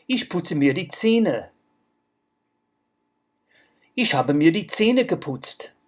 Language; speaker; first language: German; non-native, fluent; English